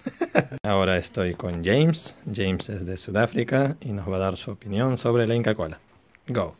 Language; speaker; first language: Spanish; native; Spanish